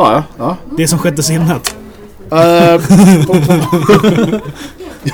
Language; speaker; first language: Swedish; native; Swedish